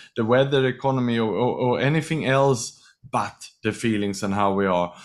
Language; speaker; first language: English; non-native, fluent; Swedish